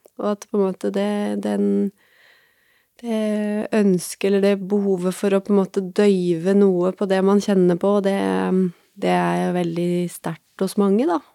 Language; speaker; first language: Norwegian; native; Norwegian